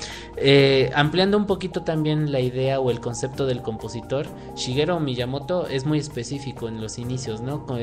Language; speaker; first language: Spanish; native; Spanish